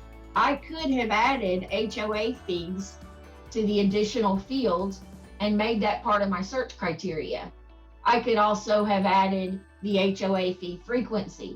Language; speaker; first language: English; native; English